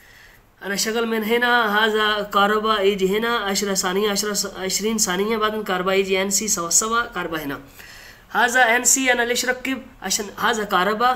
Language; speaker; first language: Arabic; non-native, learner; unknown